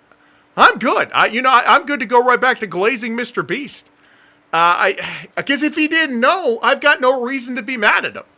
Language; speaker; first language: English; native; English